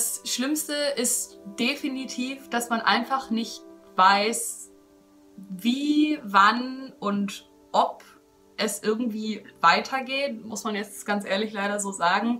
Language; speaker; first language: German; native; German